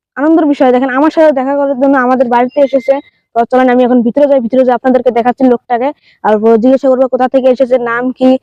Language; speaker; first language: Bangla; native; Bangla